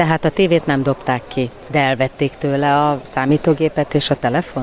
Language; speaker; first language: Hungarian; native; Hungarian